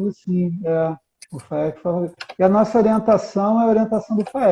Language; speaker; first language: Portuguese; native; Portuguese